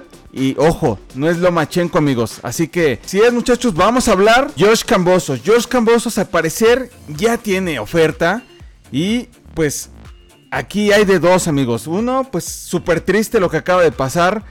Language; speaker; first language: Spanish; native; Spanish